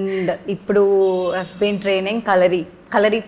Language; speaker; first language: Telugu; non-native, learner; Malayalam